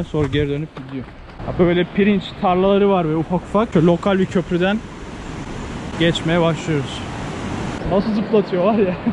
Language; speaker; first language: Turkish; native; Turkish